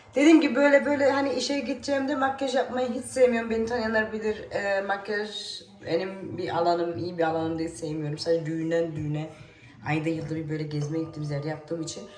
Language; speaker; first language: Turkish; early bilingual, heritage; Turkish